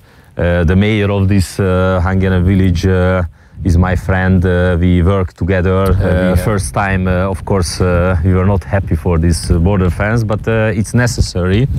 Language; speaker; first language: English; non-native, fluent; Hungarian